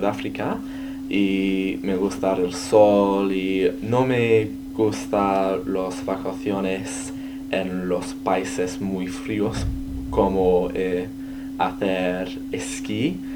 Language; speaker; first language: Spanish; non-native, learner; English